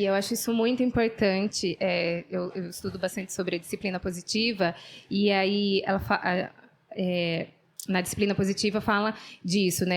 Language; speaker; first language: Portuguese; native; Portuguese